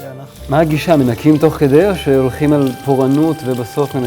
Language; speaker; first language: Hebrew; native; Hebrew